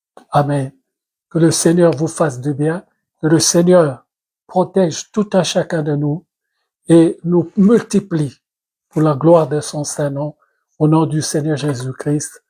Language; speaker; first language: French; non-native, local second language; Lingala